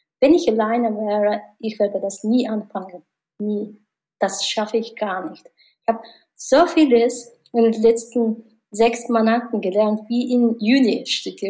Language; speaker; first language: German; non-native, learner; Mongolian